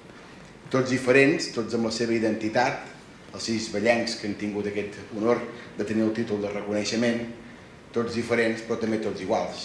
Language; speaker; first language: Catalan; native; Catalan